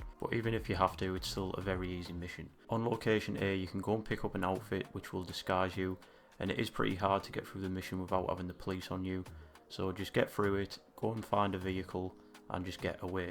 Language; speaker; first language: English; native; English